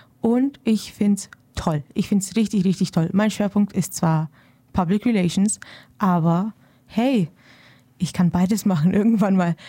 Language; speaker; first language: German; early bilingual, other home language; Romanian